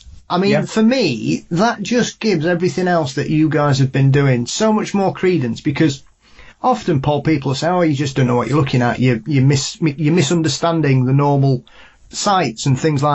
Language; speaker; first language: English; native; English